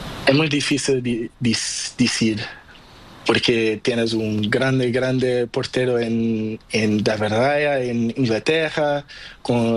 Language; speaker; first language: Spanish; non-native, learner; Portuguese